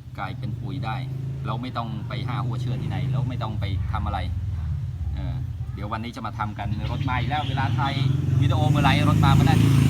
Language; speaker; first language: Thai; native; Thai